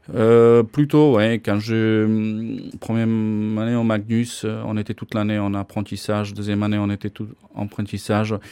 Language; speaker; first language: French; non-native, fluent; Slovak